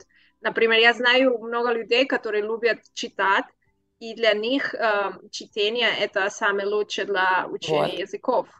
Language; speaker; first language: Russian; non-native, learner; Spanish